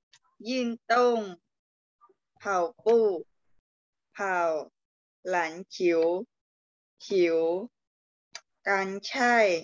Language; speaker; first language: Chinese; non-native, learner; Thai